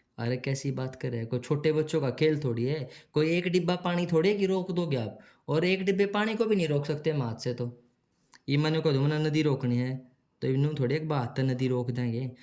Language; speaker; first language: Hindi; native; Hindi